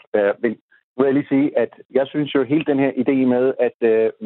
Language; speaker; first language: Danish; non-native, fluent; Urdu